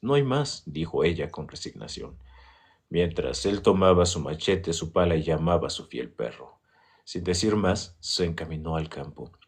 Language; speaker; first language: Spanish; native; Spanish